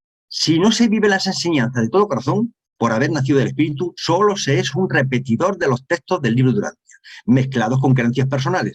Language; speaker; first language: Spanish; native; Spanish